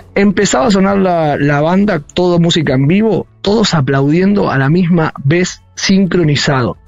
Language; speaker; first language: Spanish; native; Spanish